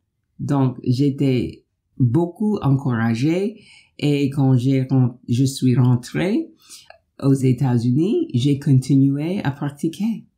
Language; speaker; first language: French; non-native, learner; English